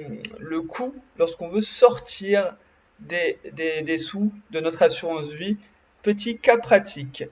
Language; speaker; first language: French; native; French